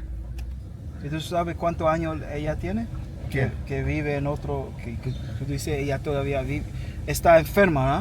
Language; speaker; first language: Spanish; non-native, learner; English